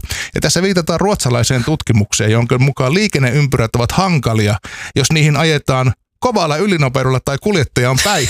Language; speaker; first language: Finnish; native; Finnish